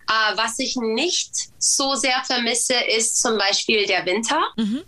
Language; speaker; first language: German; early bilingual, other home language; Albanian